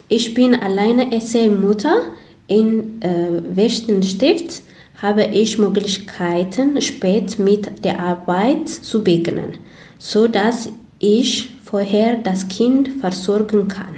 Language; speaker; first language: German; non-native, learner; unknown